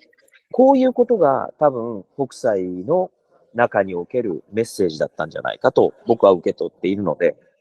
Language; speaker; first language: Japanese; native; Japanese